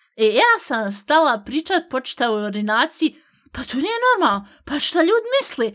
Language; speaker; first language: Bosnian; early bilingual, heritage; Bosnian